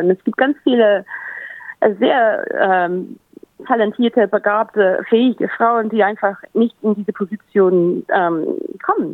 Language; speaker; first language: German; native; German